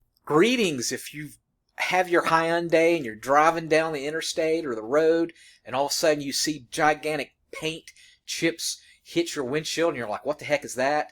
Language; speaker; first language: English; native; English